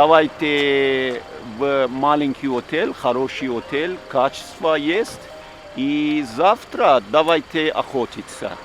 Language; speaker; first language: Russian; non-native, learner; Persian